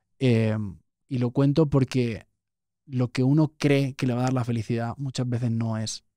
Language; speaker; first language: Spanish; native; Spanish